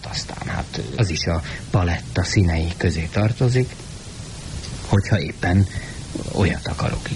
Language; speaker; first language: Hungarian; native; Hungarian